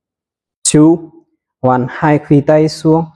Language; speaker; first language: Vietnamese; non-native, learner; Hindi